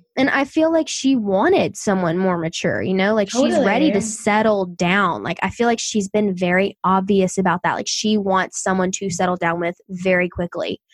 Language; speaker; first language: English; native; English